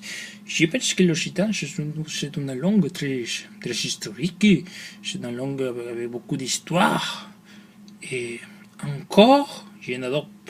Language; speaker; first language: French; non-native, learner; Spanish